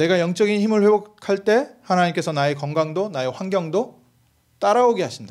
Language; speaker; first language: Korean; native; Korean